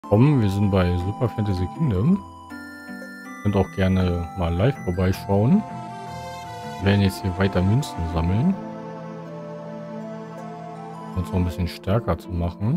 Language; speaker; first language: German; native; German